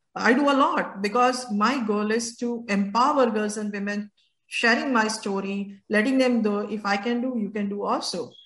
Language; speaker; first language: English; non-native, local second language; Gujarati